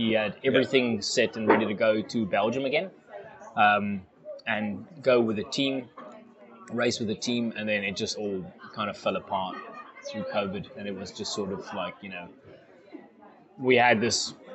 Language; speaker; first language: English; non-native, local second language; Afrikaans